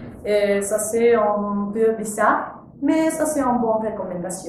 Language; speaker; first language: French; non-native, learner; Spanish